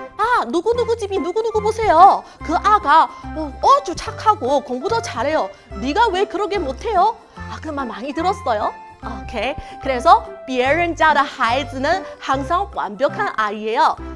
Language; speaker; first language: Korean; non-native, learner; Chinese